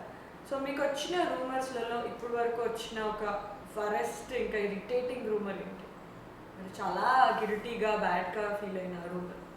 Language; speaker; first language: Telugu; native; Telugu